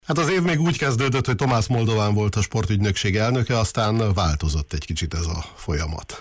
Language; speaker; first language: Hungarian; native; Hungarian